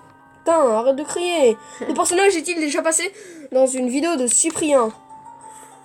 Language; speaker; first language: French; native; French